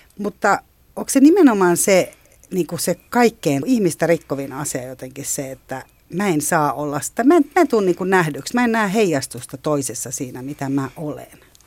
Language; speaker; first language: Finnish; native; Finnish